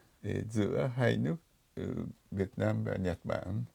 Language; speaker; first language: Vietnamese; non-native, fluent; Japanese